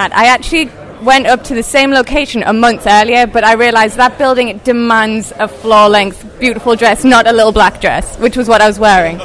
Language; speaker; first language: English; native; English